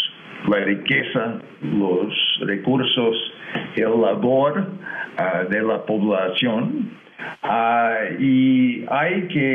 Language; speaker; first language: Spanish; non-native, fluent; English